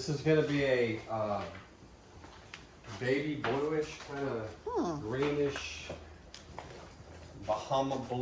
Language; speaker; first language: English; native; English